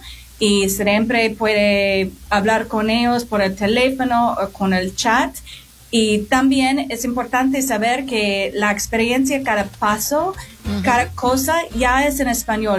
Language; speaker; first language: Spanish; non-native, fluent; English